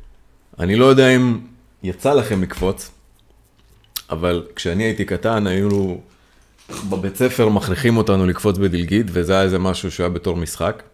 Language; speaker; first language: Hebrew; native; Hebrew